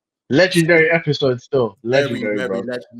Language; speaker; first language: English; native; English